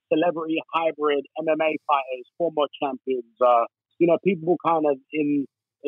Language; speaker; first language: English; native; English